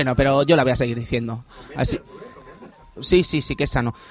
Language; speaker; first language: Spanish; native; Spanish